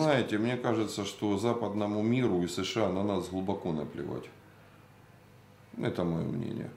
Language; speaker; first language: Russian; native; Russian